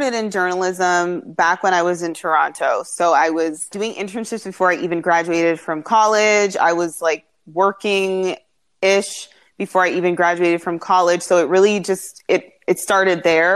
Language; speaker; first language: English; native; English